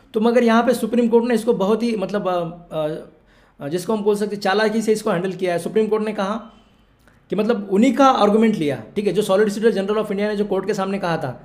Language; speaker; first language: Hindi; non-native, local second language; Marathi